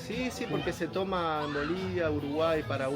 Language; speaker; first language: Spanish; native; Spanish